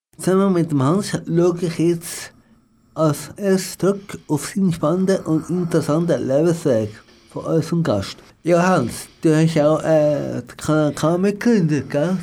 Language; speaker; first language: German; native; German